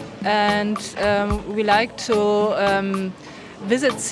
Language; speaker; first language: English; non-native, fluent; German